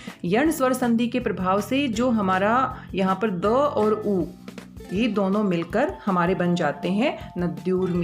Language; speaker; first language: Hindi; native; Hindi